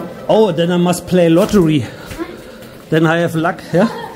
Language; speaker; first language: English; non-native, learner; German